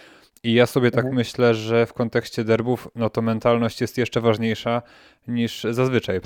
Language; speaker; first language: Polish; native; Polish